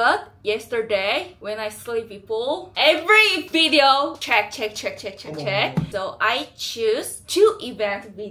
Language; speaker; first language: English; non-native, learner; Korean